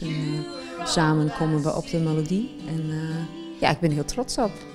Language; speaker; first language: Dutch; non-native, fluent; English